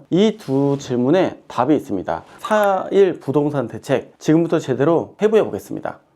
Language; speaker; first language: Korean; native; Korean